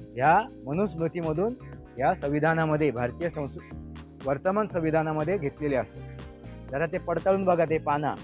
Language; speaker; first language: Marathi; non-native, local second language; Konkani